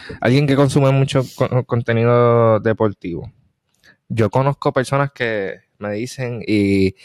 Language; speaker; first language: Spanish; native; Spanish